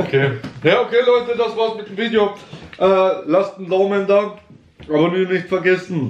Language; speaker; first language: German; native; German